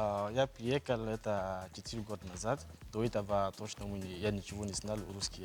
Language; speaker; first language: Russian; non-native, learner; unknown